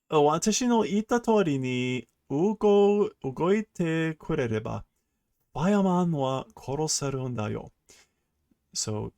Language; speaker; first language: Japanese; non-native, learner; English